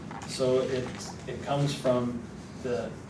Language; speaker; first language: English; native; English